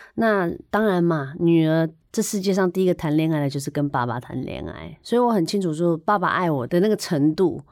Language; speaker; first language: Chinese; native; Chinese